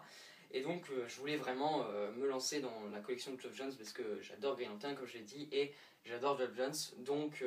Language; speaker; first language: French; native; French